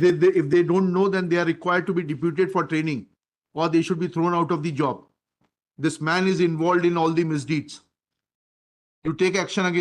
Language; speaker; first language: English; non-native, local second language; Hindi